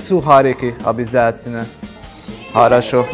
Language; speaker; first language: Russian; non-native, learner; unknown